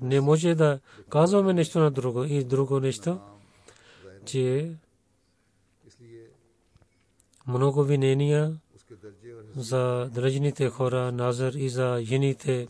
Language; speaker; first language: Bulgarian; non-native, learner; Urdu